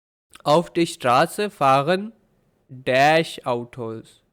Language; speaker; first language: German; non-native, fluent; Urdu